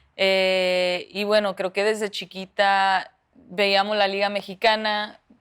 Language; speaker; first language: Spanish; early bilingual, heritage; Spanish